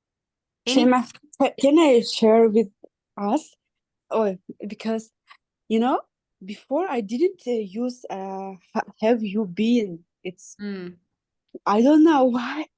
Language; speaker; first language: English; non-native, learner; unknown